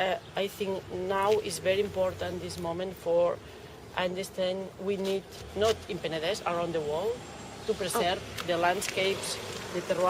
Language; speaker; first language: English; non-native, learner; Catalan